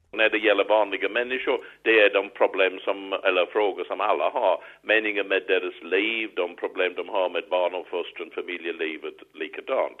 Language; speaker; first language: Swedish; non-native, fluent; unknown